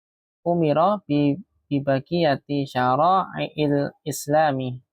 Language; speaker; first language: Arabic; non-native, fluent; Indonesian